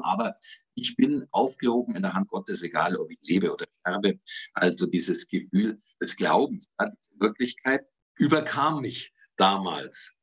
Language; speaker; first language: German; native; German